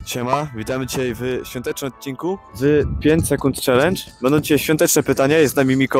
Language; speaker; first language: Polish; native; Polish